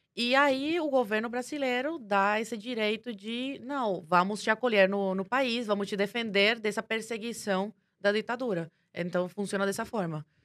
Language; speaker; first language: Portuguese; early bilingual, other home language; Spanish